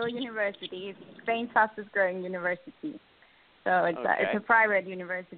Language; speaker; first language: English; non-native, fluent; Spanish